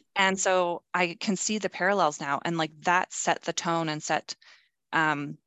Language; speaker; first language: English; native; English